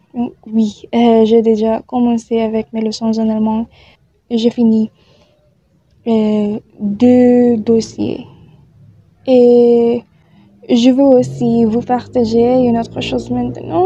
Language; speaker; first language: French; non-native, learner; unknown